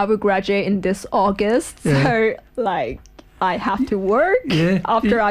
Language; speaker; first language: English; non-native, fluent; Chinese